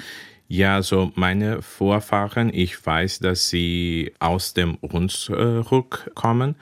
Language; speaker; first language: German; early bilingual, heritage; German